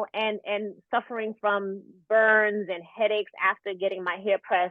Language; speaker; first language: English; native; English